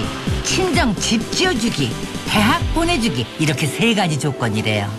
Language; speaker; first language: Korean; native; Korean